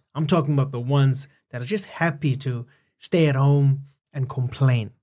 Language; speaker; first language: English; native; English